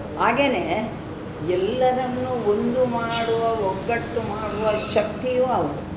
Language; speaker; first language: Kannada; non-native, local second language; Tulu